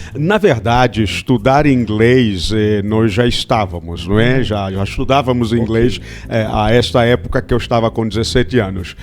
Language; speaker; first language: Portuguese; native; Portuguese